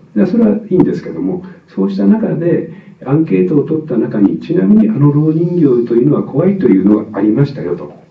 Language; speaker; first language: Japanese; native; Japanese